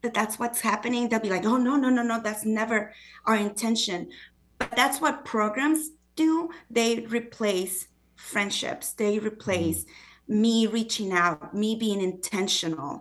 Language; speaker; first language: English; non-native, fluent; Spanish